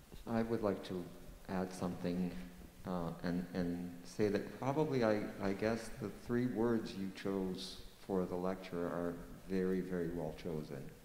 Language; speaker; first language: English; non-native, fluent; Portuguese